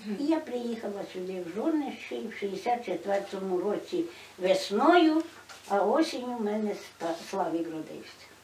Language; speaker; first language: Ukrainian; native; Ukrainian